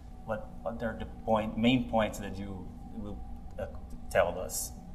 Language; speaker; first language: English; non-native, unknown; Portuguese